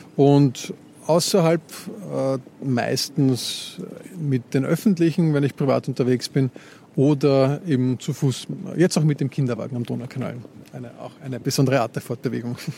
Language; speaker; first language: German; native; German